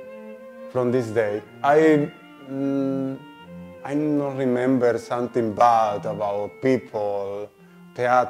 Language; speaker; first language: English; non-native, learner; Spanish